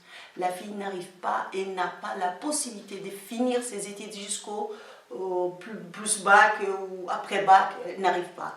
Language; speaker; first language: French; non-native, local second language; Somali